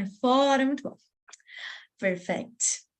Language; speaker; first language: Portuguese; native; Portuguese